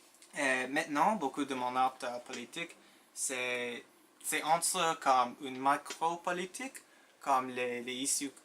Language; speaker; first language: French; non-native, local second language; English